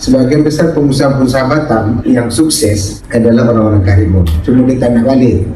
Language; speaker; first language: Indonesian; native; Indonesian